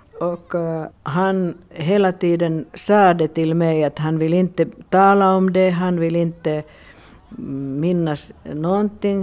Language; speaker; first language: Swedish; non-native, local second language; Finnish